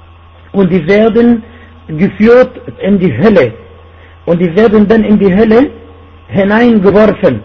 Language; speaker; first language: German; non-native, fluent; Arabic